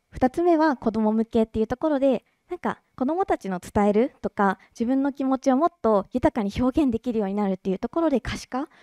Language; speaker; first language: Japanese; native; Japanese